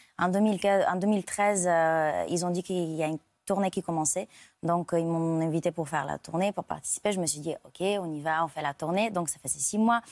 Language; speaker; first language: French; non-native, fluent; Bulgarian